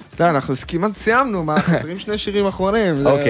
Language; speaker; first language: Hebrew; native; Hebrew